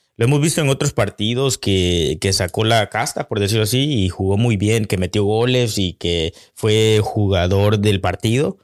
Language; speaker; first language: Spanish; native; Spanish